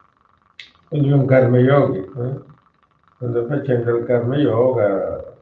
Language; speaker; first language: Italian; non-native, learner; Hindi